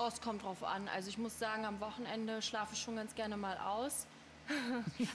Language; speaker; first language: German; native; German